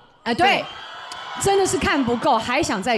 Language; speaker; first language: Chinese; native; Chinese